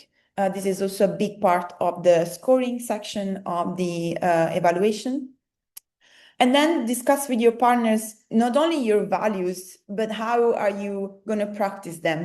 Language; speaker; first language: English; non-native, fluent; Italian